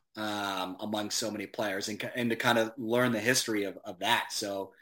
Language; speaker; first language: English; native; English